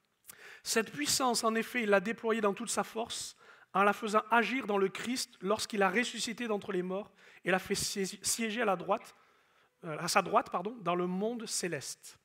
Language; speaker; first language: French; native; French